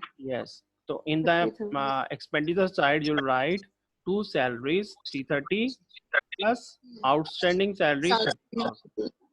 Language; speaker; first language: English; non-native, local second language; Hindi